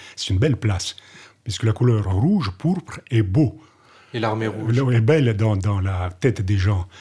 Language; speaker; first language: French; non-native, fluent; Russian